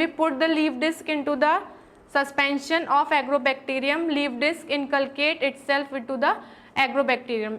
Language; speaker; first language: English; non-native, local second language; Hindi